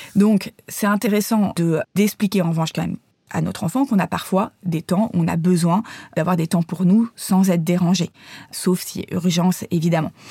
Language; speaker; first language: French; native; French